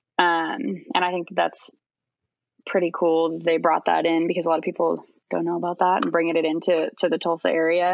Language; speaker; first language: English; native; English